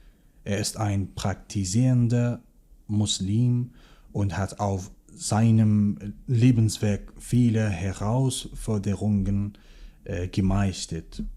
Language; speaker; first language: German; non-native, fluent; Kurdish